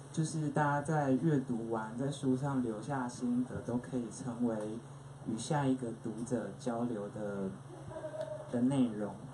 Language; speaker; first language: Chinese; native; Chinese